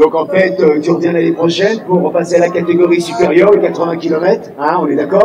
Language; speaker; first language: French; non-native, local second language; Arabic